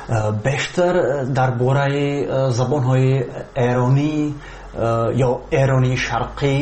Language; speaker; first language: Persian; non-native, fluent; Czech